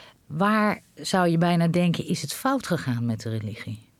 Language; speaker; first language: Dutch; native; Dutch